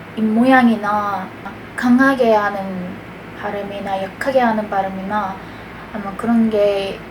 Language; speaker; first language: Korean; non-native, fluent; Japanese